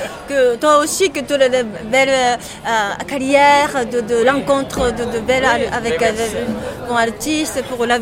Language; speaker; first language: French; non-native, learner; Japanese